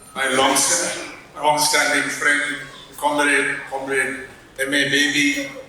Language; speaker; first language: English; non-native, local second language; Tamil